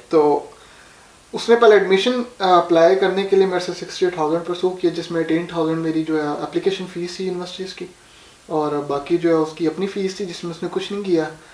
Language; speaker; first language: Urdu; non-native, local second language; Punjabi